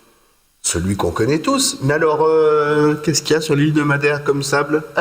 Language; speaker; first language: French; native; French